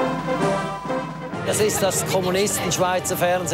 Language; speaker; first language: German; native; German